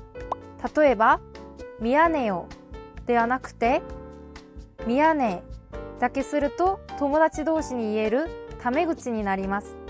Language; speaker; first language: Japanese; non-native, fluent; Korean